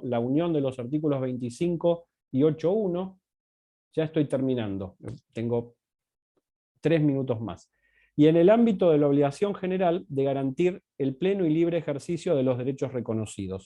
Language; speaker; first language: Spanish; native; Spanish